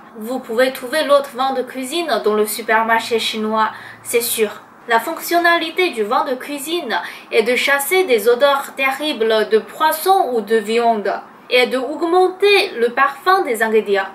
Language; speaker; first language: French; non-native, fluent; Chinese